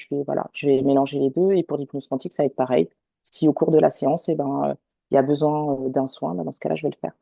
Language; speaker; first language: French; native; French